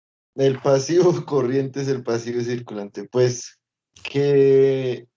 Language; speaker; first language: Spanish; native; Spanish